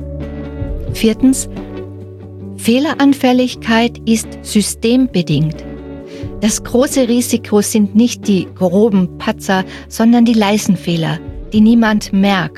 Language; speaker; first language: German; native; German